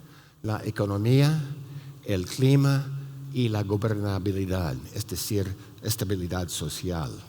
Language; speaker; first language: Spanish; non-native, fluent; English